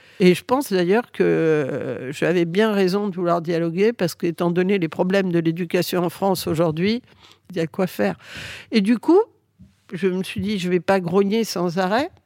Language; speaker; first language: French; early bilingual, other home language; Spanish